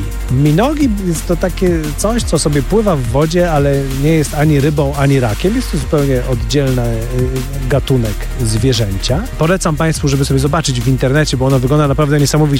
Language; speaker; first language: Polish; native; Polish